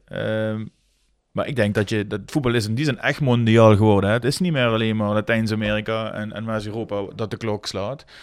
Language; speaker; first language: Dutch; native; Dutch